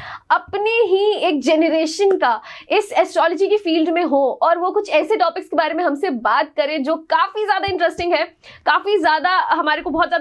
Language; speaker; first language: Hindi; native; Hindi